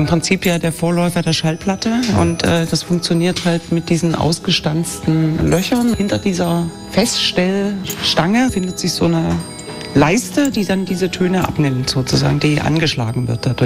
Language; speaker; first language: German; native; German